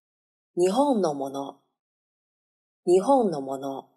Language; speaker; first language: Japanese; non-native, fluent; Chinese